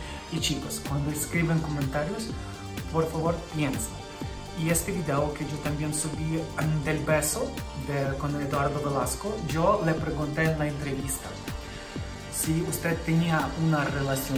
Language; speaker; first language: Spanish; non-native, fluent; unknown